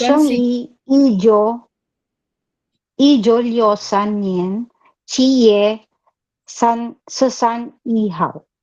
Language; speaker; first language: Chinese; non-native, learner; English